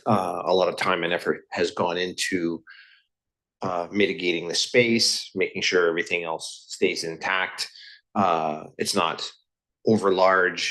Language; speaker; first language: English; native; English